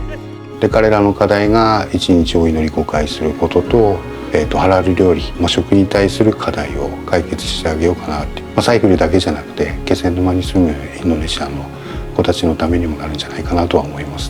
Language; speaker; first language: Japanese; native; Japanese